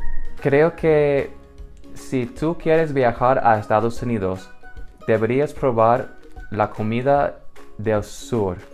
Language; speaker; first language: Spanish; non-native, fluent; English